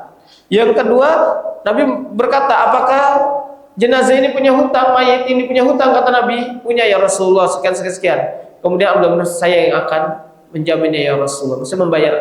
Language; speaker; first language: Indonesian; native; Indonesian